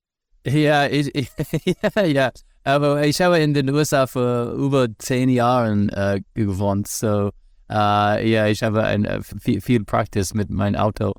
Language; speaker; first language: German; non-native, fluent; English